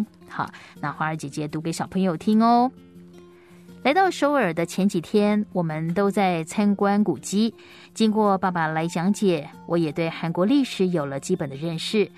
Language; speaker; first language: Chinese; native; Chinese